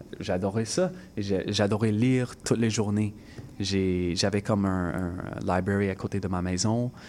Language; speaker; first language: French; non-native, local second language; English